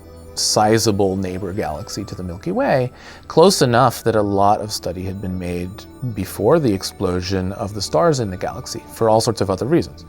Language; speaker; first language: English; native; English